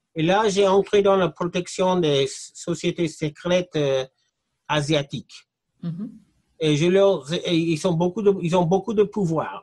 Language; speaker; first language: French; non-native, fluent; English